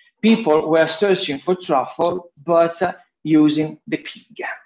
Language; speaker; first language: English; non-native, fluent; Italian